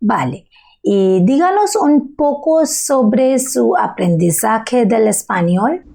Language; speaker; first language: Spanish; non-native, learner; Bangla